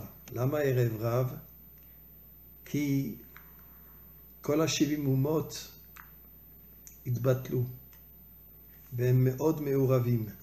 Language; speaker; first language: Hebrew; non-native, fluent; French